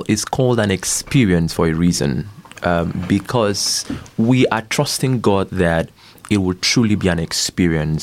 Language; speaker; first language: English; non-native, local second language; Ibibio